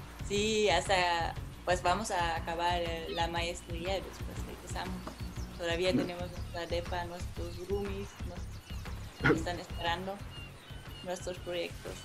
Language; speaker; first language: Spanish; non-native, fluent; German